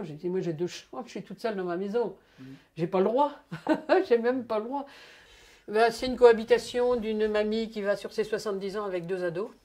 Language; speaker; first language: French; native; French